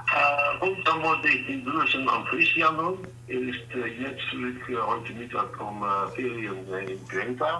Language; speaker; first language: German; non-native, learner; Dutch